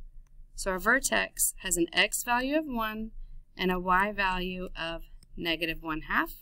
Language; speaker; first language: English; native; English